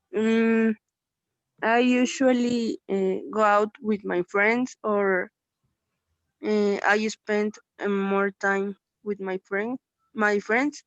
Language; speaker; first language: English; non-native, fluent; Spanish